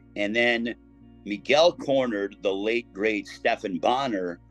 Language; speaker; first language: English; native; English